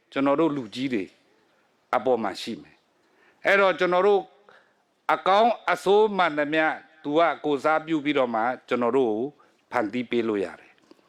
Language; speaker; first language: Burmese; non-native, local second language; Pa'o Karen